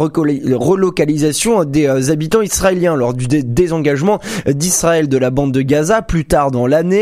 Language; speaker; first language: French; native; French